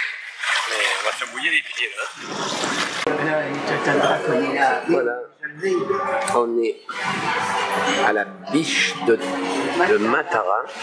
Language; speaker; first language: French; native; French